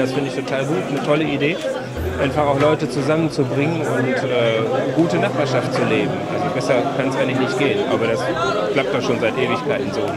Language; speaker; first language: German; native; German